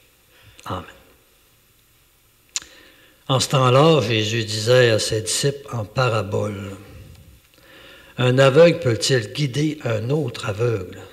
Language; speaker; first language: French; native; French